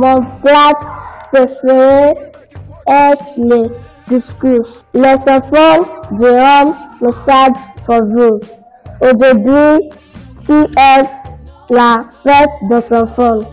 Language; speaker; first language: French; non-native, learner; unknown